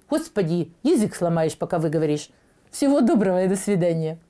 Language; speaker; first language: Russian; native; Russian